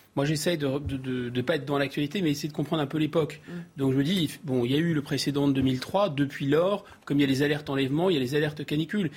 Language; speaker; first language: French; native; French